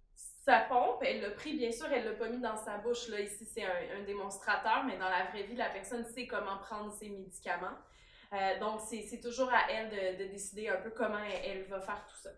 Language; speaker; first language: French; native; French